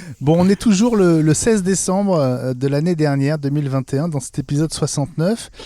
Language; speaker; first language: French; native; French